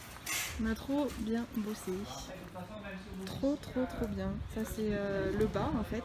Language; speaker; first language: French; native; French